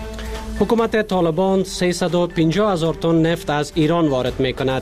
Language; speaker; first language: Persian; native; Persian